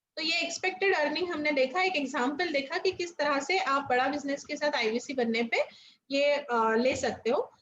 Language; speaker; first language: Hindi; non-native, local second language; Marathi